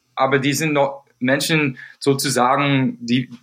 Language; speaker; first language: German; non-native, fluent; English